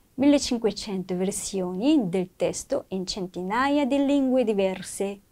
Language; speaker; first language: Italian; non-native, fluent; Korean